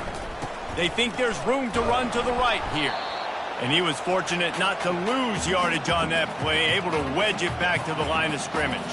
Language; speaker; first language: English; native; English